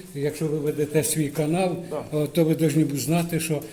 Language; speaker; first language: Ukrainian; native; Ukrainian